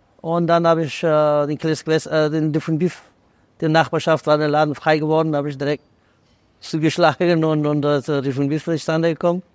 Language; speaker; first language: German; non-native, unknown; Persian